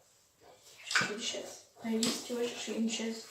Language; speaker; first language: French; native; French